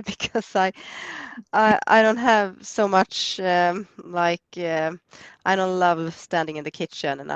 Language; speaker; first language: English; non-native, fluent; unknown